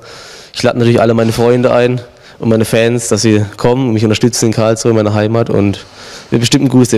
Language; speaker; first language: German; native; German